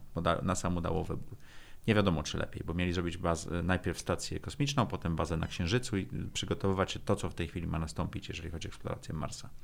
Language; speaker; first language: Polish; native; Polish